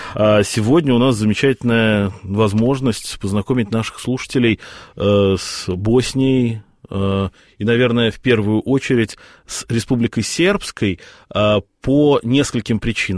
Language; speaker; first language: Russian; native; Russian